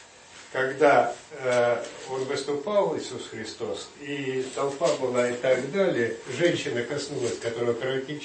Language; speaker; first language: Russian; native; Russian